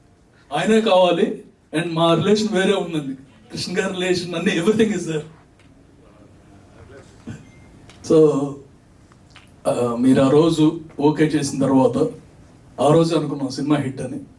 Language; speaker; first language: Telugu; native; Telugu